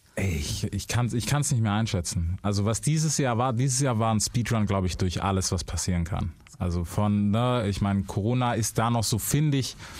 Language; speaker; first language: German; native; German